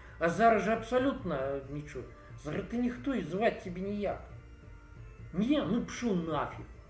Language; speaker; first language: Belarusian; non-native, local second language; Russian